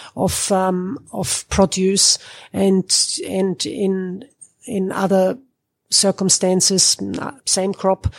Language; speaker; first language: English; non-native, fluent; German